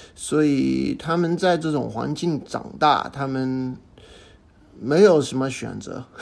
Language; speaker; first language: Chinese; non-native, fluent; English